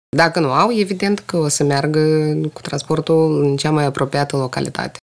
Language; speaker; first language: Romanian; non-native, local second language; Russian